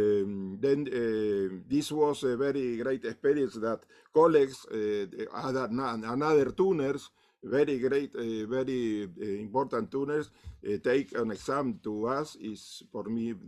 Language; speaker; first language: English; non-native, learner; Spanish